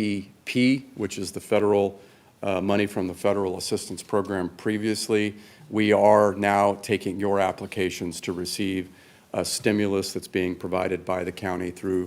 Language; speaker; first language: English; native; English